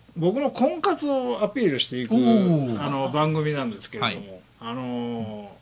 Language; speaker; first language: Japanese; native; Japanese